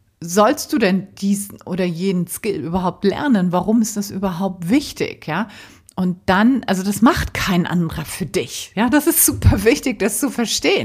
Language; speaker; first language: German; native; German